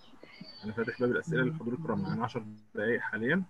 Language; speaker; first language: Arabic; native; Arabic